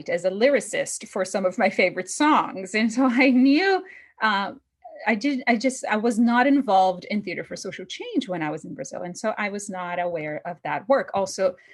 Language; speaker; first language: English; non-native, fluent; Portuguese